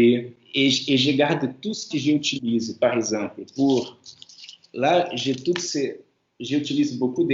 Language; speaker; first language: French; non-native, fluent; Portuguese